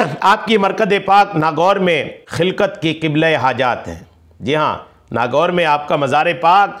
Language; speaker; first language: Urdu; native; Urdu